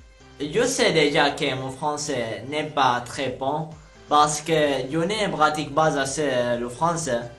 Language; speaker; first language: French; non-native, learner; Arabic